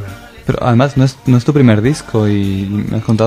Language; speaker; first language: Spanish; native; Spanish